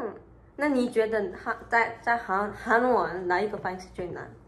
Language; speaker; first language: Chinese; non-native, fluent; Korean